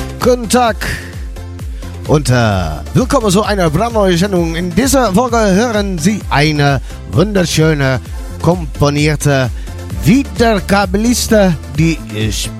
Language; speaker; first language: German; non-native, learner; Dutch